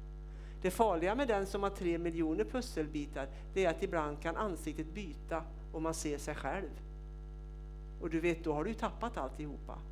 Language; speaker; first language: Swedish; native; Swedish